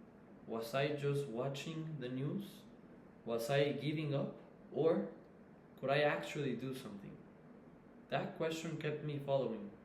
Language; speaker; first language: English; non-native, fluent; Spanish